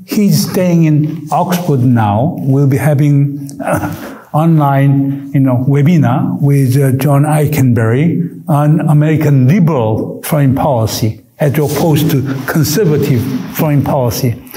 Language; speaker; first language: English; non-native, fluent; Korean